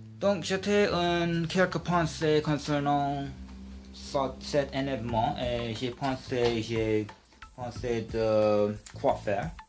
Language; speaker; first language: French; non-native, learner; English